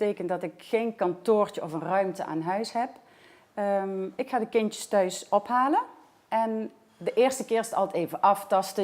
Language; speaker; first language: Dutch; native; Dutch